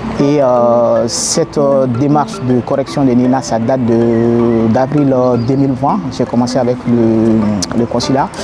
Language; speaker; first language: French; non-native, local second language; Bambara